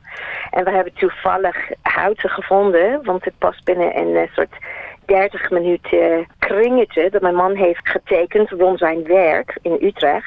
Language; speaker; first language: Dutch; non-native, fluent; English